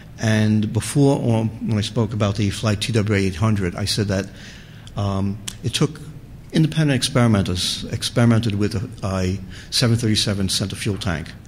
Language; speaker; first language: English; native; English